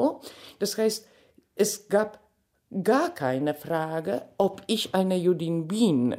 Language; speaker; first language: German; non-native, fluent; Polish